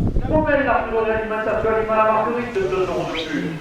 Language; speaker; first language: French; native; French